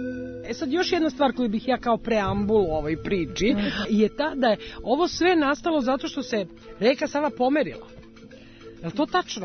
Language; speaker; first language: Serbian; native; Serbian